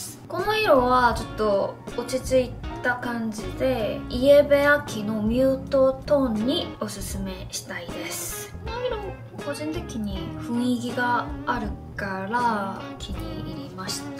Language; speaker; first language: Japanese; non-native, fluent; Korean